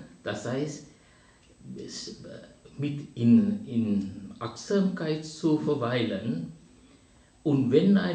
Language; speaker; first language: German; non-native, fluent; Sinhala